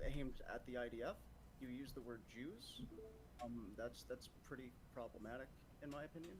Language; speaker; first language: English; native; English